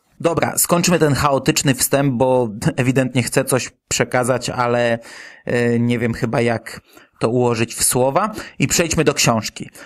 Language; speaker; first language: Polish; native; Polish